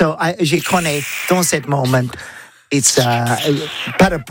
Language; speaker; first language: French; non-native, learner; English